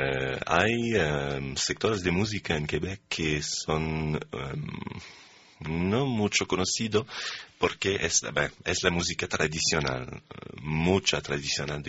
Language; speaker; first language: Spanish; non-native, fluent; French